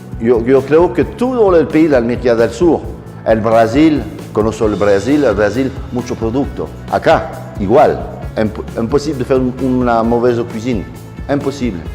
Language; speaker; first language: Spanish; non-native, learner; French